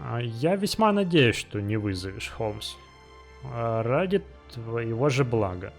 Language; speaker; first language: Russian; native; Russian